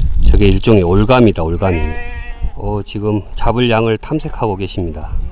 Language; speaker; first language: Korean; native; Korean